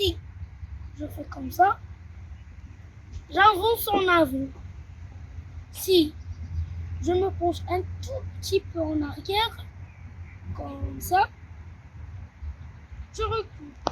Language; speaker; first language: French; native; French